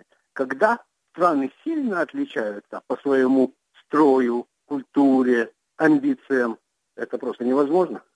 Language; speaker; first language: Russian; native; Russian